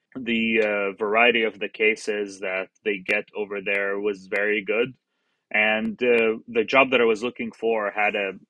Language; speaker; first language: English; non-native, fluent; Arabic